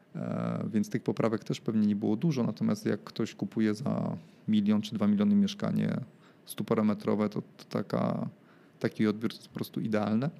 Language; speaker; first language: Polish; native; Polish